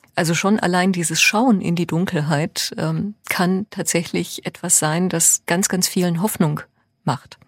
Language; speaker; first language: German; early bilingual, other home language; Persian